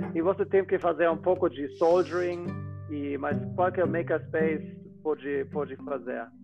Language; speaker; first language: Portuguese; non-native, fluent; German